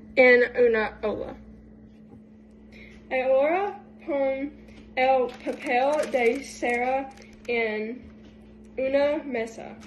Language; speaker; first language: Spanish; non-native, learner; English